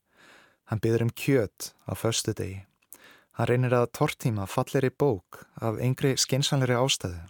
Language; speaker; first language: Icelandic; native; Icelandic